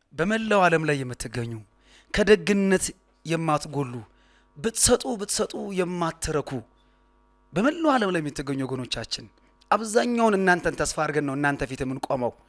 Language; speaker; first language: Amharic; native; Amharic